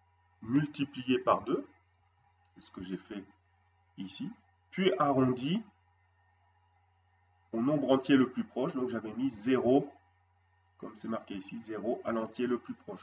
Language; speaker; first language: French; native; French